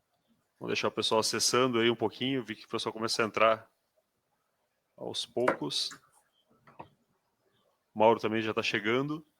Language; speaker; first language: Portuguese; native; Portuguese